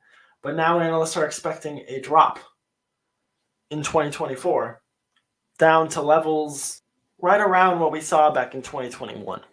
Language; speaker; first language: English; native; English